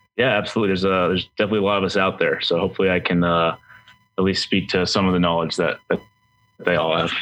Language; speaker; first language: English; native; English